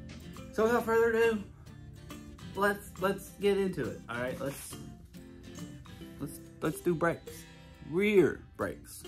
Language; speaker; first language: English; native; English